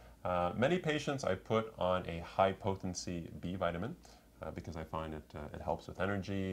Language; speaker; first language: English; native; English